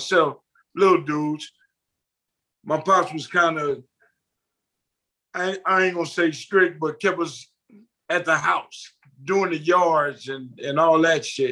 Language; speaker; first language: English; native; English